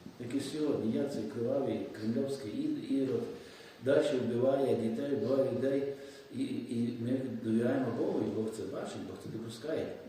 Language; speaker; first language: Ukrainian; native; Ukrainian